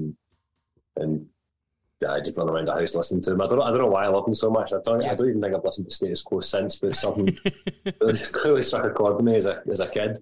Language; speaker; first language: English; native; English